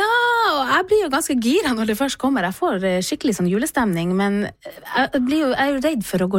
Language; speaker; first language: Norwegian; native; Norwegian